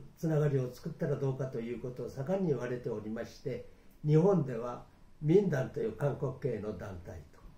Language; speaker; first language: Japanese; native; Japanese